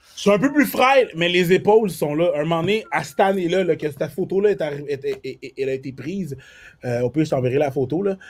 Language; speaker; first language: French; early bilingual, other home language; Haitian Creole